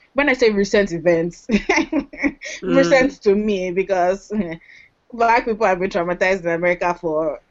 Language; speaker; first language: English; non-native, local second language; Yoruba